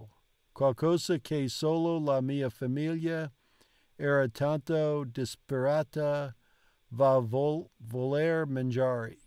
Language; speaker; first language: Italian; non-native, learner; English